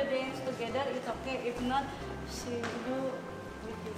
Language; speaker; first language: English; non-native, learner; Indonesian